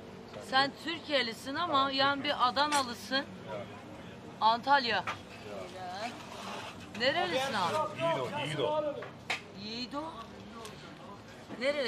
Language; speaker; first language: Turkish; native; Turkish